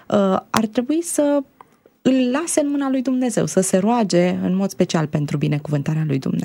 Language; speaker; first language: Romanian; native; Romanian